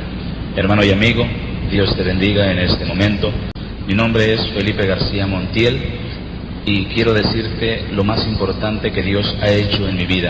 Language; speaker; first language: Spanish; native; Spanish